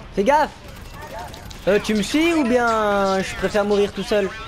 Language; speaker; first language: French; native; French